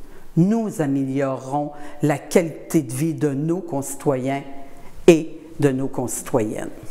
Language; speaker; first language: French; native; French